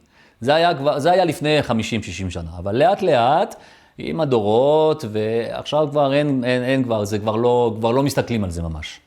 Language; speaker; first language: Hebrew; early bilingual, other home language; French